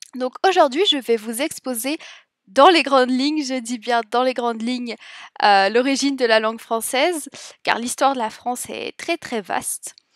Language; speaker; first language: French; native; French